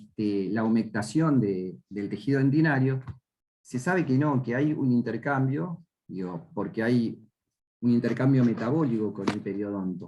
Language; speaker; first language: Spanish; native; Spanish